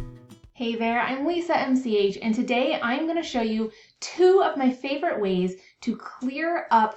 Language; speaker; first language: English; native; English